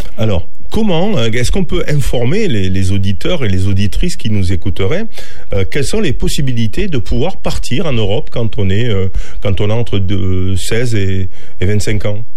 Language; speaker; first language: French; native; French